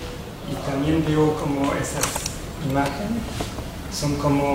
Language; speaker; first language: Spanish; non-native, fluent; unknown